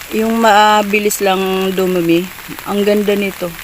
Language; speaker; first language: Filipino; non-native, local second language; Waray